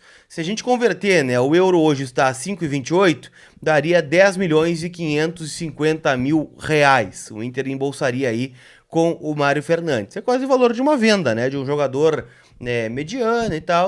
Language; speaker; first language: Portuguese; native; Portuguese